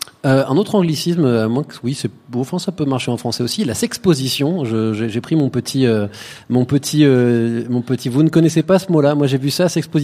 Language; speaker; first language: French; native; French